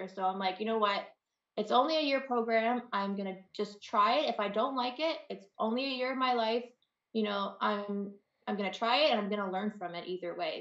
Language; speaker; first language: English; native; English